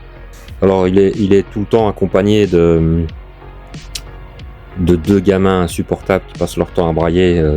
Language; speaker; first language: French; native; French